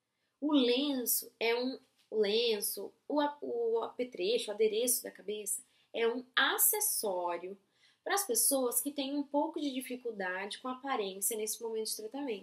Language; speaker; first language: Portuguese; native; Portuguese